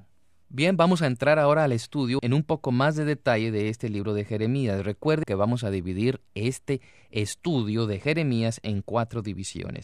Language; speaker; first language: Spanish; native; Spanish